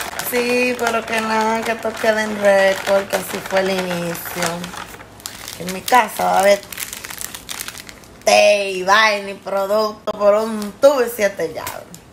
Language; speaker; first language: Spanish; native; Spanish